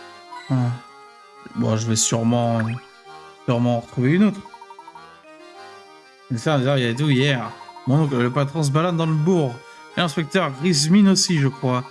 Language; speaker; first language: French; native; French